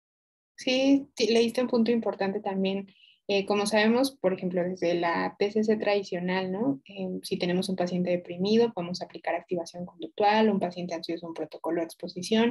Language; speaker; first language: Spanish; native; Spanish